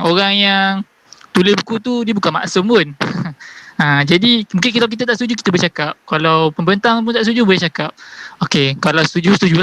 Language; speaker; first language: Malay; native; Malay